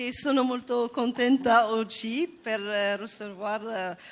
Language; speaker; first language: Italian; non-native, learner; French